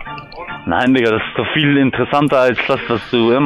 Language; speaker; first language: German; native; German